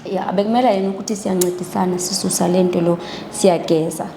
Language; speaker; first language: Zulu; non-native, local second language; Xhosa